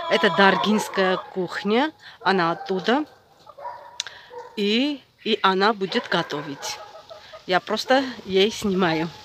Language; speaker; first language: Russian; non-native, fluent; Armenian